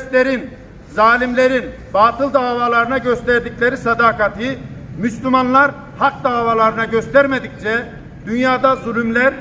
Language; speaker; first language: Turkish; native; Turkish